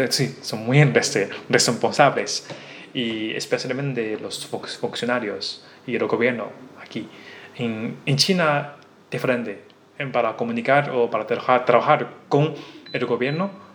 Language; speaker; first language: Spanish; non-native, learner; Chinese